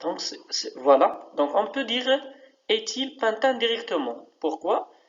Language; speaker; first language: French; non-native, local second language; Arabic